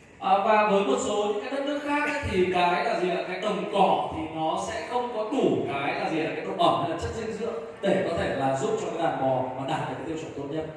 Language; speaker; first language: Vietnamese; native; Vietnamese